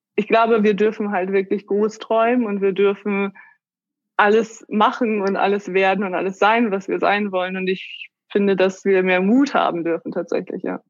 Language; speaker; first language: German; native; German